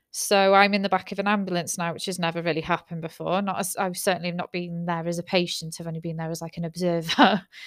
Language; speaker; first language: English; native; English